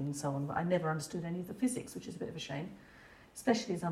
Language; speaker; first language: English; native; English